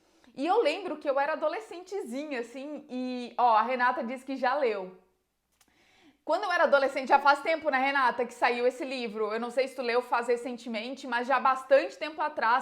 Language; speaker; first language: Portuguese; native; Portuguese